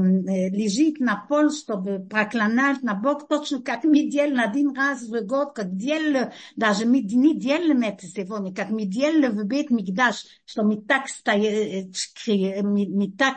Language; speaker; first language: Russian; non-native, fluent; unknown